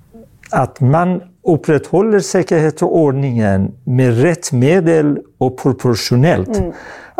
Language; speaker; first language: Swedish; non-native, fluent; Persian